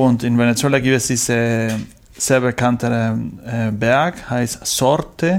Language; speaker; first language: German; non-native, learner; Spanish